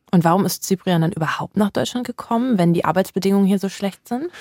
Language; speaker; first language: German; native; German